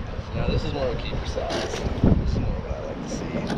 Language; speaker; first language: English; native; English